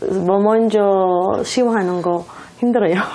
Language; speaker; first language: Korean; non-native, learner; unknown